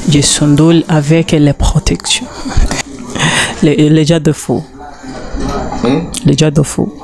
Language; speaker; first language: French; non-native, learner; Rundi